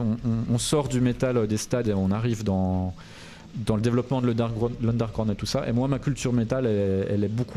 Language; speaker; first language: French; native; French